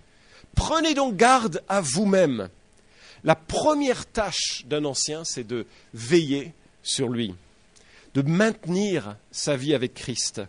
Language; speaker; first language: French; native; French